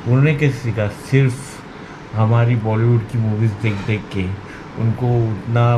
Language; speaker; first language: Hindi; non-native, local second language; Marathi